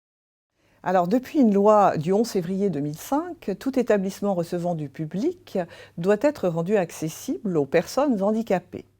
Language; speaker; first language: French; native; French